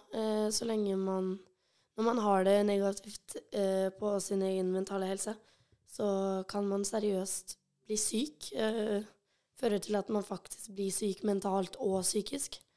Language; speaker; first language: Norwegian; early bilingual, other home language; Albanian